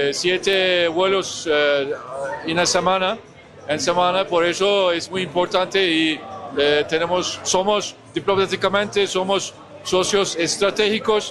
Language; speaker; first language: Spanish; non-native, learner; Turkish